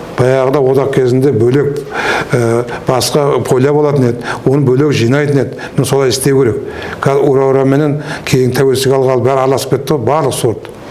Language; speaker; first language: Kazakh; native; Kazakh